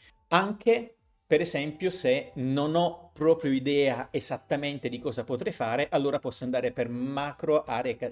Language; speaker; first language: Italian; native; Italian